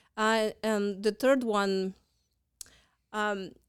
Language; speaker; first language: English; non-native, fluent; Lithuanian